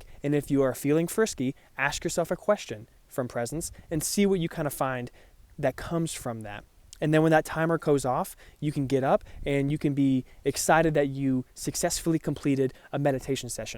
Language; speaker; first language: English; native; English